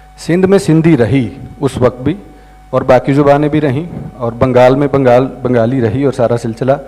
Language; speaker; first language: Urdu; non-native, local second language; Punjabi